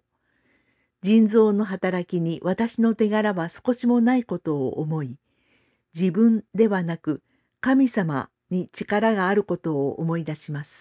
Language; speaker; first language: Japanese; non-native, fluent; Korean